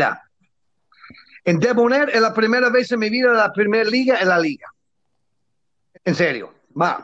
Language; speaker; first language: Spanish; non-native, learner; English